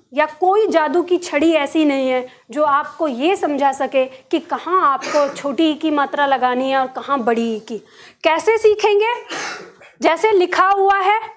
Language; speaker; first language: Hindi; native; Hindi